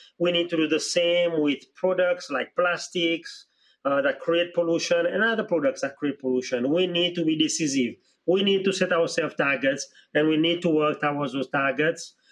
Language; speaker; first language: English; non-native, local second language; Seselwa Creole French